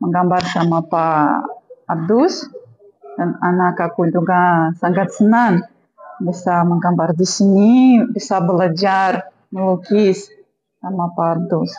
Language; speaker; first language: Indonesian; non-native, fluent; Russian